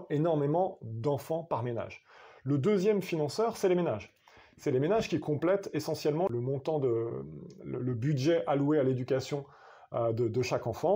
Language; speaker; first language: French; native; French